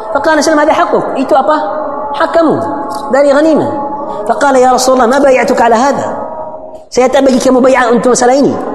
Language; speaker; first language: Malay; non-native, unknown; Arabic